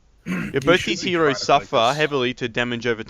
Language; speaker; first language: English; native; English